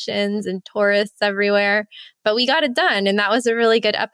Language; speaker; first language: English; native; English